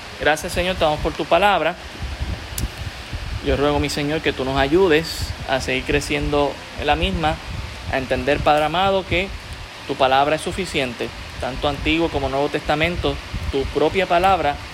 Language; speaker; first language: Spanish; native; Spanish